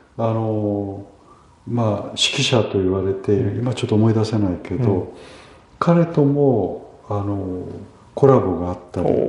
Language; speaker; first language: Japanese; early bilingual, other home language; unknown